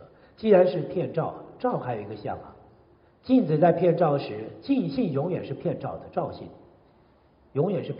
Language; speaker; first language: Chinese; native; Chinese